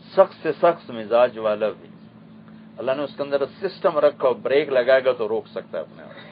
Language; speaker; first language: Urdu; non-native, local second language; Punjabi